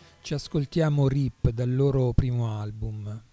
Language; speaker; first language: Italian; native; Italian